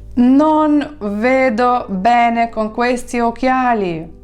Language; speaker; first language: Italian; non-native, fluent; Ukrainian